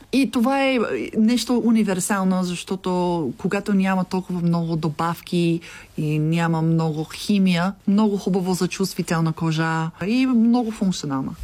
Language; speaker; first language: Bulgarian; non-native, learner; English